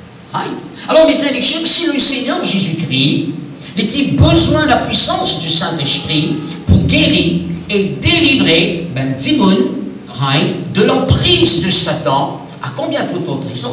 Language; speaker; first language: French; non-native, local second language; Morisyen